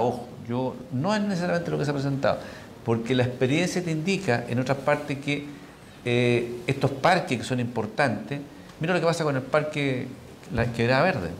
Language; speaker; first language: Spanish; native; Spanish